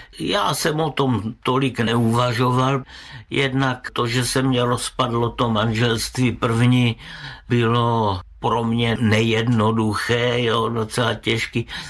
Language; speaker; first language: Czech; native; Czech